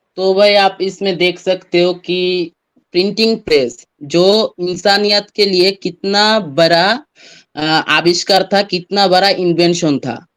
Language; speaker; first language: Hindi; non-native, fluent; Bangla